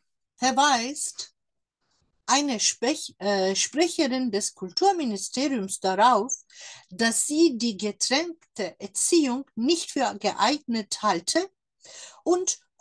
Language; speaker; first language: German; non-native, fluent; Turkish